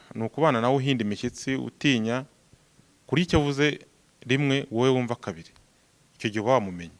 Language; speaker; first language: Kinyarwanda; native; Kinyarwanda